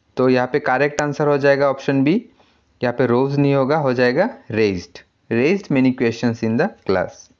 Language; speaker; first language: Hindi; non-native, local second language; Assamese